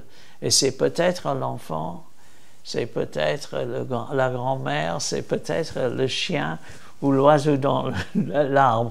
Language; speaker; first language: French; non-native, fluent; English